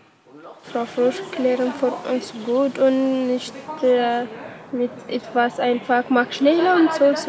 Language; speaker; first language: German; non-native, learner; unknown